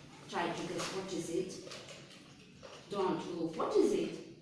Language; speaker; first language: English; non-native, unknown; Ukrainian